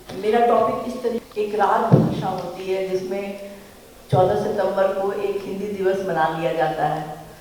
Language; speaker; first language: Hindi; native; Hindi